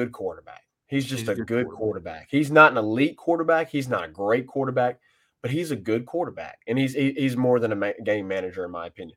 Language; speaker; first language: English; native; English